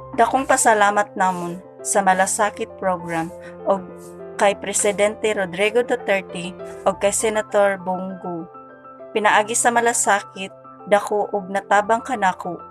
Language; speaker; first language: Cebuano; native; Cebuano